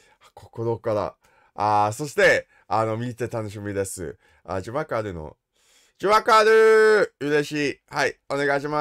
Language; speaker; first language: Japanese; non-native, learner; English